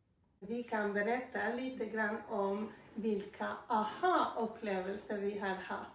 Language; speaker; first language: Swedish; non-native, fluent; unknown